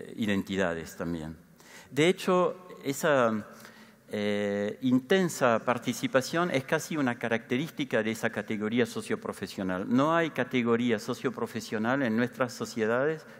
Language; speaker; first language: Spanish; non-native, fluent; French